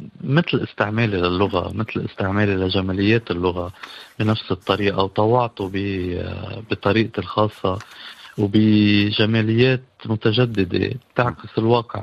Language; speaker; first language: Arabic; native; Arabic